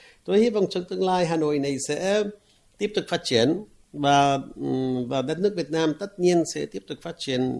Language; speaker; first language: Vietnamese; non-native, fluent; Arabic